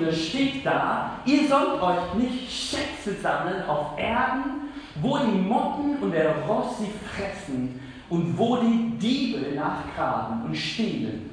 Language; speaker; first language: German; non-native, fluent; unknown